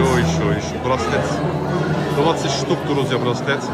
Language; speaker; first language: Russian; non-native, learner; Turkish